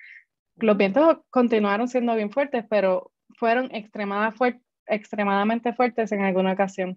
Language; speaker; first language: Spanish; native; Spanish